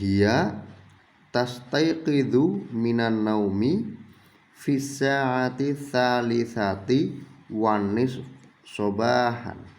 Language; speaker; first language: Arabic; non-native, learner; Indonesian